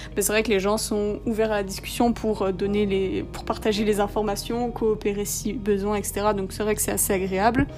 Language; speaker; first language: French; native; French